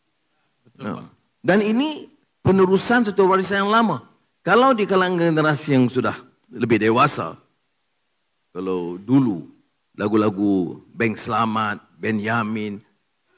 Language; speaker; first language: Malay; native; Malay